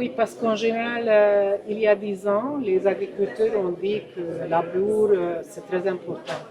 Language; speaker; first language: French; non-native, fluent; Ukrainian